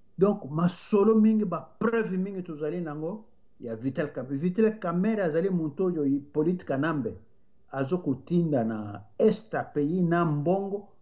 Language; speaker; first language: Lingala; non-native, local second language; Kituba (Democratic Republic of Congo)